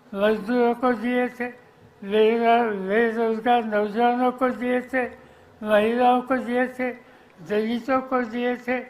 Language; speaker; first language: Hindi; non-native, local second language; Marathi